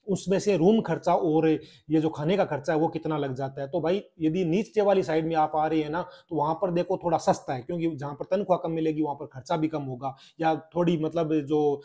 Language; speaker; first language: Hindi; native; Hindi